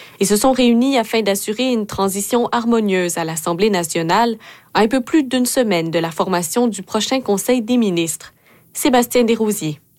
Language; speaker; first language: French; native; French